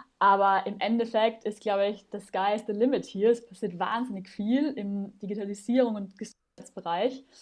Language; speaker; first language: German; native; German